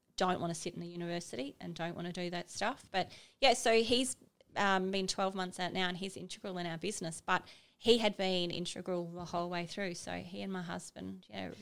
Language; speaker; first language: English; native; English